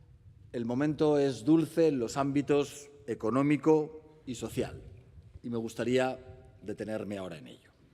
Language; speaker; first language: Spanish; native; Spanish